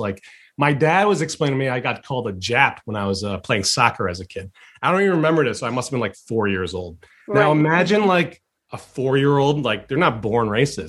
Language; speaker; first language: English; early bilingual, other home language; Chinese